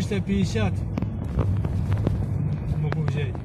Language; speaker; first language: Russian; non-native, learner; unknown